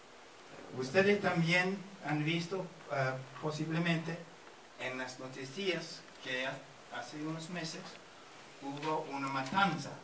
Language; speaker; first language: Spanish; non-native, fluent; English